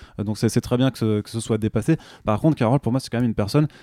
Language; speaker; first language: French; native; French